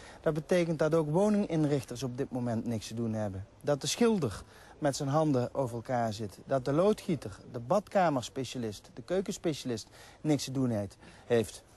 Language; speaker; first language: Dutch; native; Dutch